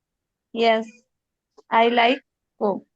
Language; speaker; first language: English; non-native, learner; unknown